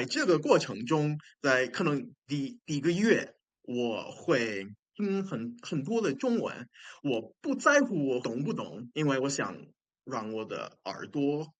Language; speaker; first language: Chinese; non-native, fluent; English